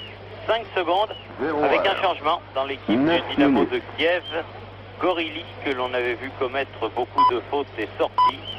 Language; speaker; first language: French; native; French